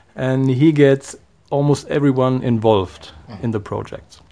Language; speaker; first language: English; non-native, fluent; German